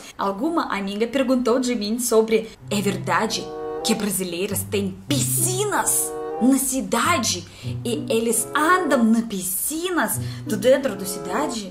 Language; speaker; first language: Portuguese; non-native, learner; Russian